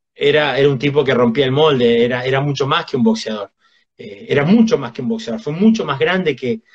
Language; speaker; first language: Spanish; native; Spanish